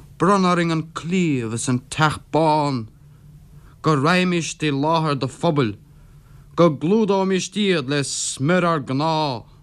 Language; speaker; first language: Irish; non-native, local second language; English